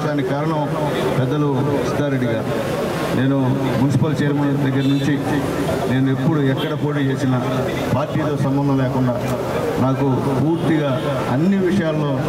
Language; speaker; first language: Telugu; native; Telugu